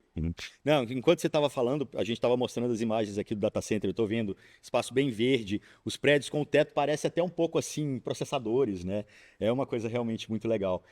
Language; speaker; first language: Portuguese; native; Portuguese